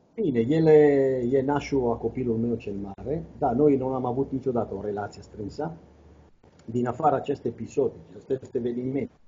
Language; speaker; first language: Romanian; non-native, fluent; Italian